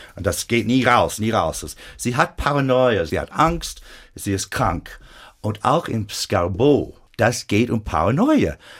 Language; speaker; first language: German; non-native, fluent; English